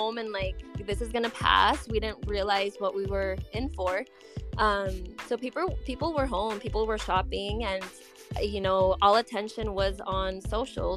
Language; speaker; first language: English; native; English